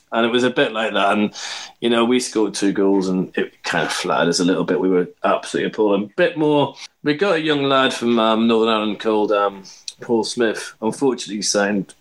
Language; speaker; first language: English; native; English